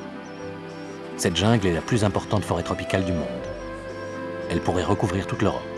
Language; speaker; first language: French; native; French